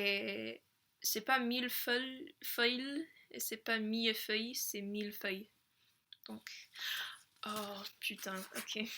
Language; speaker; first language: French; non-native, fluent; English